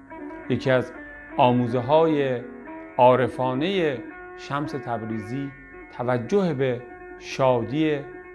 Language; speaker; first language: Persian; native; Persian